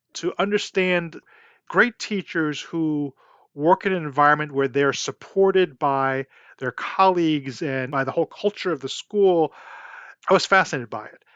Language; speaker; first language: English; early bilingual, other home language; Chinese